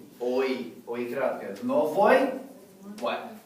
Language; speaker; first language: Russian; non-native, fluent; English